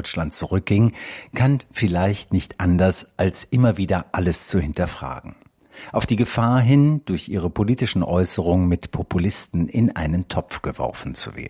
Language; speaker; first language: German; native; German